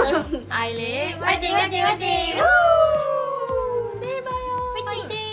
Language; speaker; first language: Korean; non-native, learner; Japanese